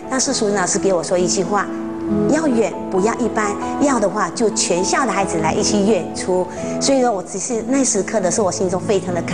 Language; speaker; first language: Chinese; native; Chinese